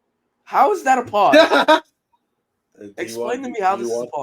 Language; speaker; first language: English; native; English